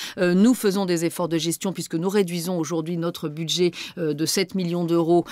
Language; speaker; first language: French; native; French